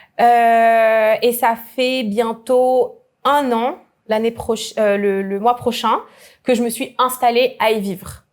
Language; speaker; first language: French; native; French